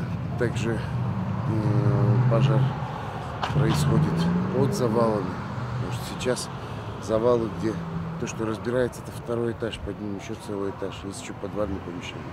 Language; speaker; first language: Russian; non-native, fluent; Armenian